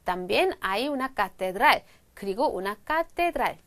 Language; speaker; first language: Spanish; non-native, fluent; Korean